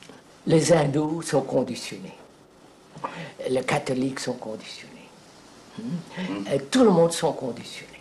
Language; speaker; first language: French; non-native, fluent; Telugu